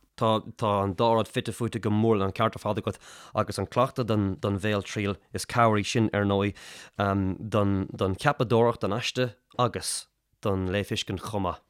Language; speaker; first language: Irish; native; Irish